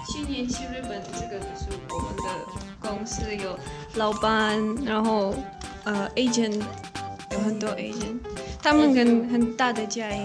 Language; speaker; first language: Chinese; non-native, learner; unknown